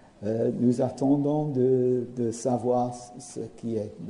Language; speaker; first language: French; non-native, learner; English